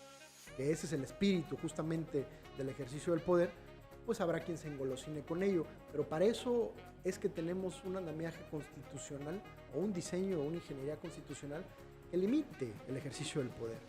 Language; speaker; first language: Spanish; native; Spanish